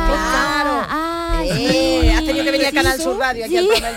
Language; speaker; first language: Spanish; native; Spanish